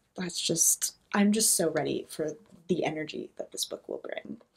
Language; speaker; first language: English; native; English